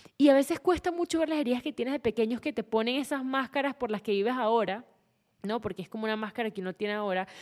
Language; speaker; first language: Spanish; native; Spanish